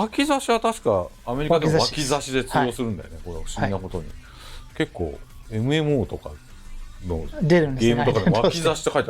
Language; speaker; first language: Japanese; native; Japanese